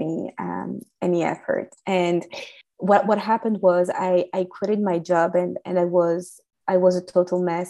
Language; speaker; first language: English; non-native, fluent; French